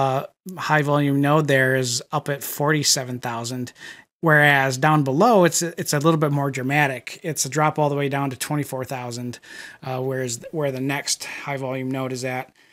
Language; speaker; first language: English; native; English